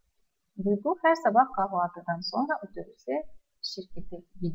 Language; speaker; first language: Turkish; non-native, fluent; Russian